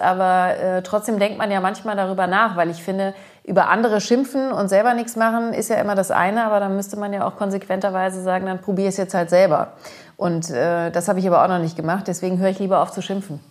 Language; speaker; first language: German; early bilingual, other home language; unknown